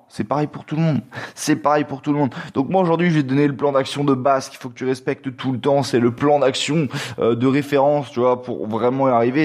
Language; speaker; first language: French; native; French